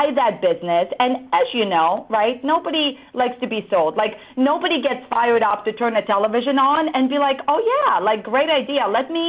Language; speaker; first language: English; non-native, fluent; Russian